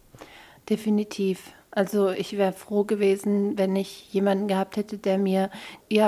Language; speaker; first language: German; early bilingual, other home language; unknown